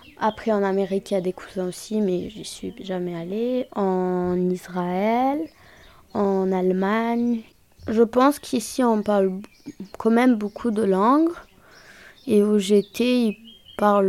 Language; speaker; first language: French; non-native, local second language; German